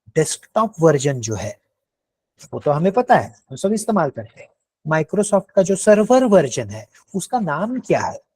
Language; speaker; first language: Hindi; non-native, local second language; Marathi